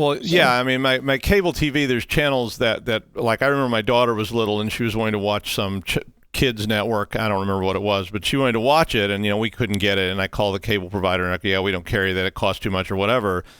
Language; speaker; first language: English; native; English